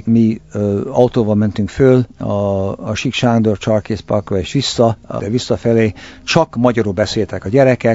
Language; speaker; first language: Hungarian; early bilingual, heritage; Hungarian